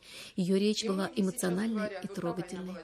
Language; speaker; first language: Russian; native; Russian